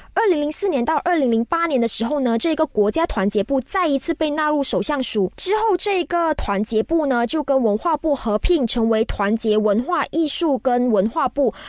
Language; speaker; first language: Chinese; native; Chinese